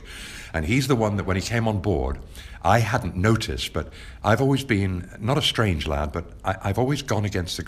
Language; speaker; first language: English; native; English